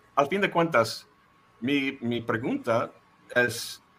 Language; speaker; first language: Spanish; non-native, fluent; English